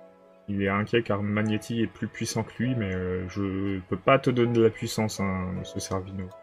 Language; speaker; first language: French; native; French